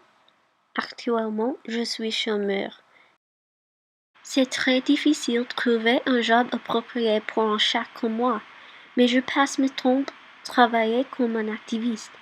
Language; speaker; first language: French; non-native, learner; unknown